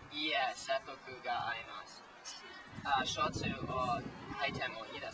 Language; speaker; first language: Japanese; non-native, learner; English